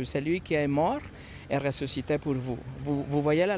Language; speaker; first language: French; non-native, fluent; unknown